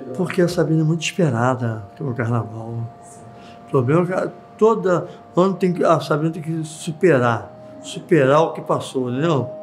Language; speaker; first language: Portuguese; native; Portuguese